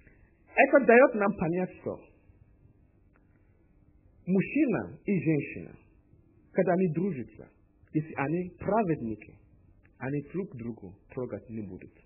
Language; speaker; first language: Russian; non-native, learner; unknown